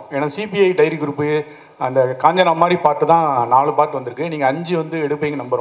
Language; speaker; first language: Tamil; native; Tamil